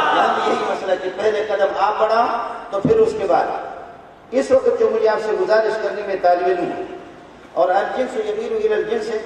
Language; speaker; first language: Urdu; non-native, local second language; Brahui